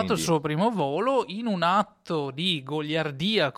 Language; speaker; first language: Italian; native; Italian